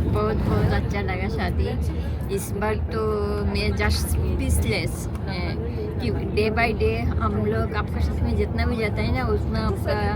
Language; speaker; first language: Hindi; non-native, local second language; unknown